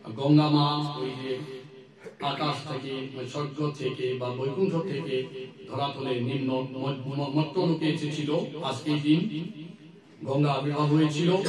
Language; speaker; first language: Bangla; non-native, learner; Assamese